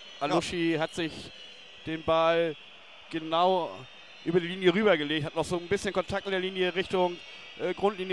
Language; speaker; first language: German; native; German